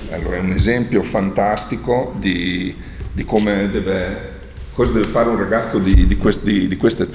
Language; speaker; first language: Italian; native; Italian